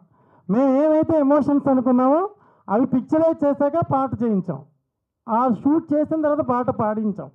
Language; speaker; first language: Telugu; native; Telugu